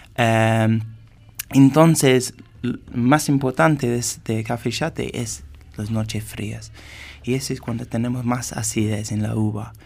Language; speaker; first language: Spanish; non-native, fluent; English